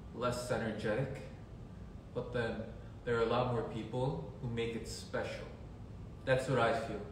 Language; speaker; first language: English; early bilingual, other home language; Korean